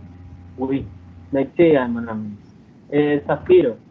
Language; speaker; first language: French; non-native, learner; Spanish